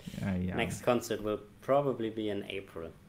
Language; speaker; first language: English; non-native, fluent; German